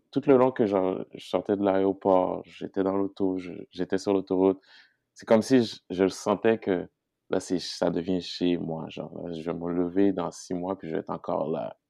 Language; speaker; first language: French; non-native, local second language; Haitian Creole